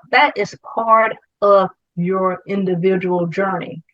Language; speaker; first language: English; native; English